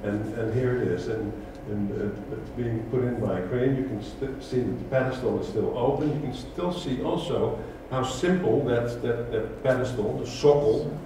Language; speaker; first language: English; non-native, fluent; Dutch